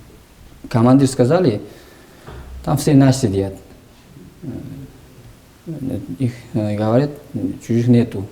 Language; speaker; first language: Russian; non-native, local second language; Uzbek